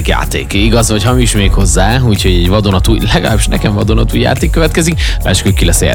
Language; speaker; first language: Hungarian; native; Hungarian